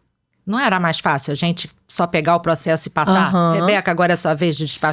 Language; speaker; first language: Portuguese; native; Portuguese